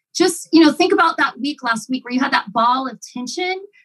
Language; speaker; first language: English; native; English